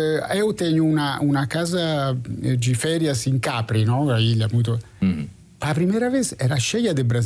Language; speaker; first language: Portuguese; non-native, fluent; Italian